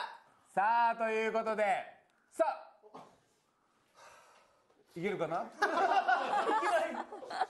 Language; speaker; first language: Japanese; native; Japanese